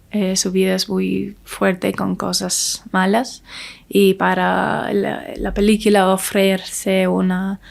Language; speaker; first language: Spanish; non-native, learner; English